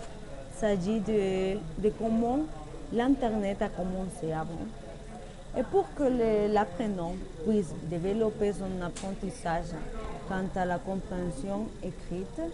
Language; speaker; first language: French; non-native, learner; Spanish